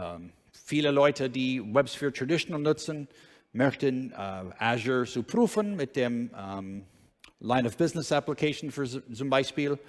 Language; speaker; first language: German; non-native, learner; English